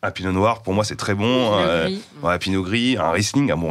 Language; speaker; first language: French; native; French